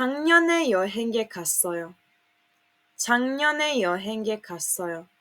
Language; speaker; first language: Korean; non-native, fluent; Serbian